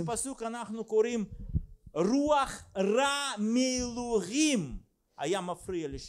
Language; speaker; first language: Hebrew; non-native, fluent; Russian